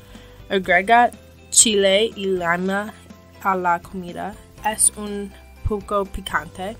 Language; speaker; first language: Spanish; non-native, learner; English